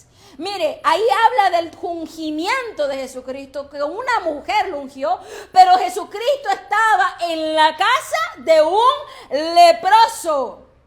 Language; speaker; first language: Spanish; native; Spanish